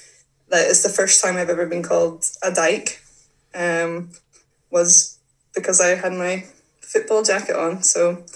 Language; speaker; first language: English; native; English